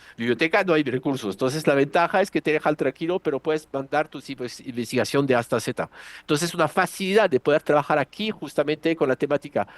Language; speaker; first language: Spanish; non-native, fluent; French